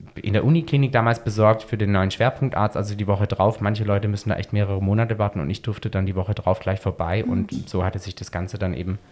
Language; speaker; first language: German; native; German